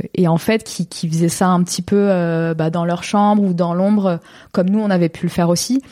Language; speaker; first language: French; native; French